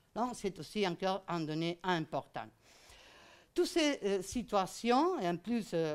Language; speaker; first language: French; non-native, fluent; Spanish